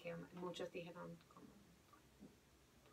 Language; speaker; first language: Spanish; non-native, fluent; English